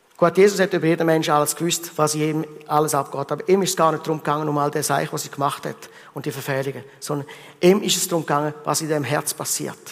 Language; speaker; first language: German; early bilingual, heritage; German